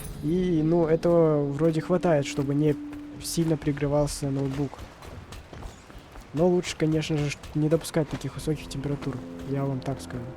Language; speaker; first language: Russian; native; Russian